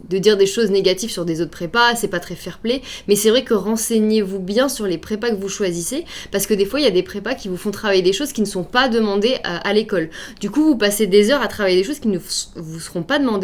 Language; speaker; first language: French; native; French